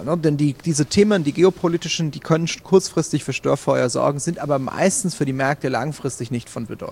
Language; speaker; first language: German; native; German